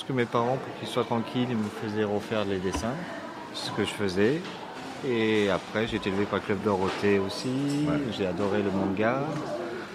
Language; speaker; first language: French; native; French